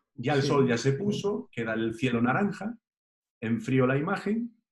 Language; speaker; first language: Spanish; native; Spanish